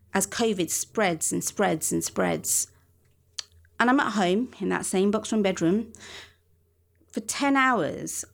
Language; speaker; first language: English; native; English